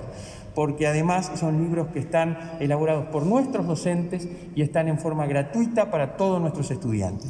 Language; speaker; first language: Spanish; native; Spanish